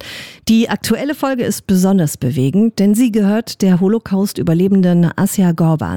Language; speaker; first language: German; native; German